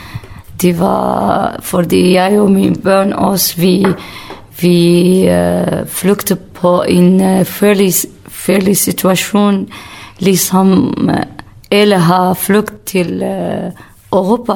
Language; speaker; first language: Danish; non-native, learner; Kurdish